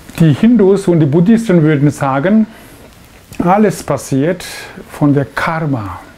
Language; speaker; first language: German; non-native, fluent; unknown